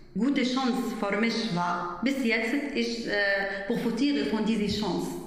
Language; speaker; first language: German; non-native, learner; Arabic